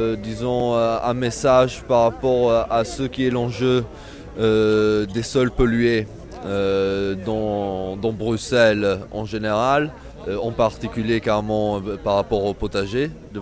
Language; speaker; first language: French; non-native, fluent; Italian